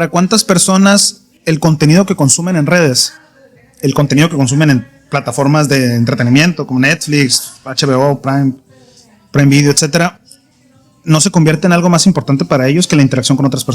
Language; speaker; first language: Spanish; native; Spanish